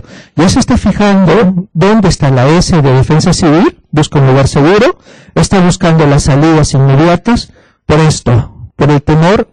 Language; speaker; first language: Spanish; native; Spanish